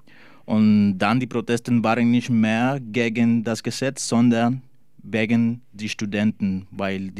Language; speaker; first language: German; non-native, learner; Spanish